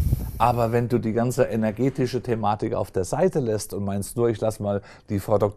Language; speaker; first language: German; native; German